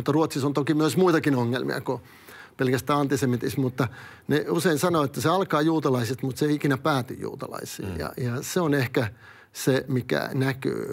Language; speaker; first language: Finnish; early bilingual, other home language; Swedish